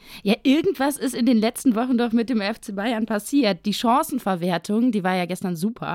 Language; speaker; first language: German; native; German